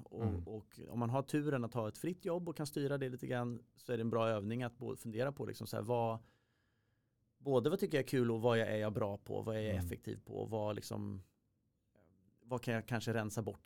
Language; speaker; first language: Swedish; native; Swedish